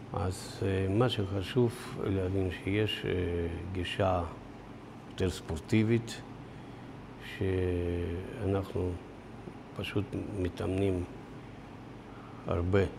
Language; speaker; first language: Hebrew; non-native, fluent; Russian